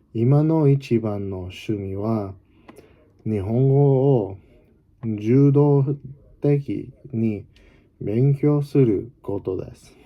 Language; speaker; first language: Japanese; non-native, learner; English